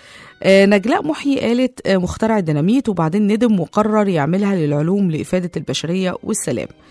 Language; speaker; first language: Arabic; native; Arabic